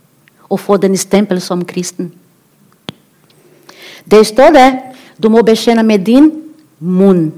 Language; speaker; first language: Norwegian; non-native, learner; Portuguese